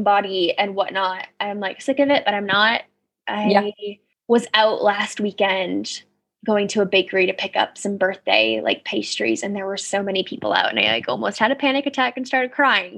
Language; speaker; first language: English; native; English